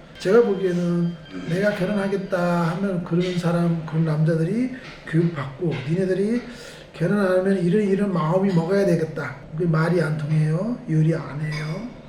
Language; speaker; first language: Korean; non-native, fluent; Nepali